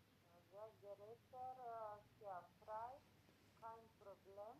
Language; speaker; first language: German; non-native, learner; Macedonian